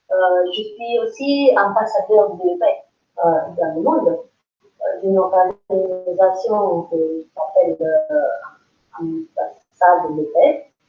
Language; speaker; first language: French; non-native, learner; English